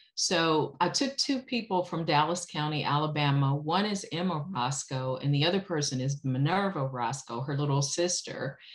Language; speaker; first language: English; native; English